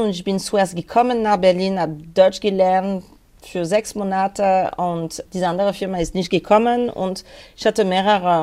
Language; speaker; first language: German; non-native, learner; French